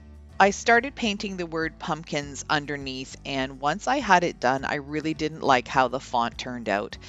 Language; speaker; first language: English; native; English